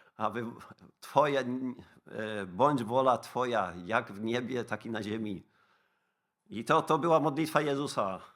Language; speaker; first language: Polish; non-native, fluent; Dutch